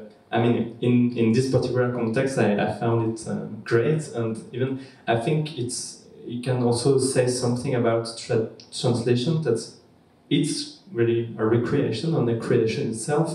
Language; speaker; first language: English; non-native, learner; French